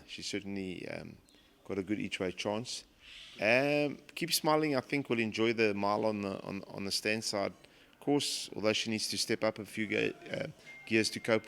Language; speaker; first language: English; native; English